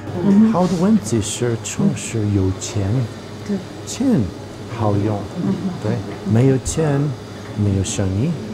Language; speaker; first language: Chinese; non-native, learner; English